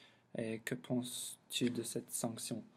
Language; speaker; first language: French; non-native, learner; English